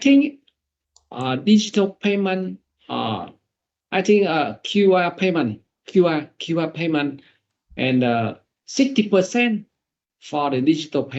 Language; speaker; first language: English; non-native, learner; Vietnamese